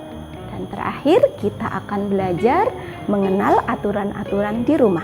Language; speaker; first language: Indonesian; native; Indonesian